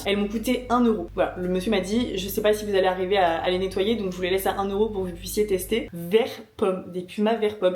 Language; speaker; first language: French; native; French